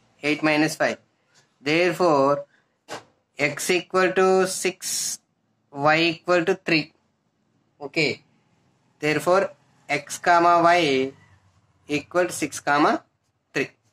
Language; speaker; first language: English; non-native, local second language; Telugu